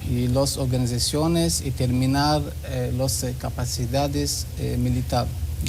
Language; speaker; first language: Spanish; non-native, learner; Hebrew